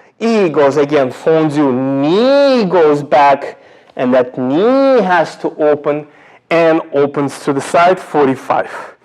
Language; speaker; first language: English; non-native, fluent; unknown